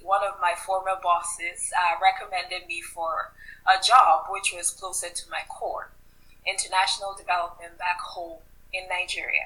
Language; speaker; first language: English; non-native, local second language; Yoruba